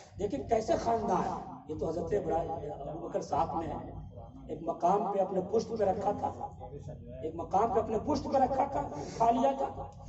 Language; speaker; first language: Urdu; native; Urdu